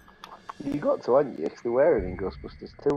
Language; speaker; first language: English; native; English